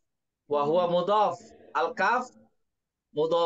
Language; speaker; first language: Arabic; non-native, fluent; Indonesian